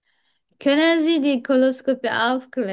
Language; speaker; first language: German; non-native, fluent; Turkish